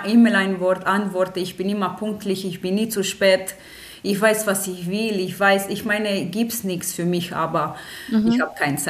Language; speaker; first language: German; non-native, fluent; Romanian